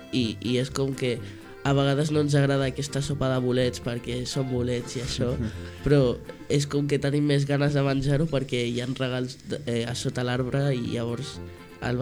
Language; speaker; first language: Catalan; early bilingual, heritage; Catalan